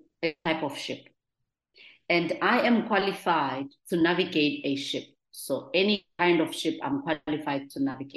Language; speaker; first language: English; non-native, local second language; Zulu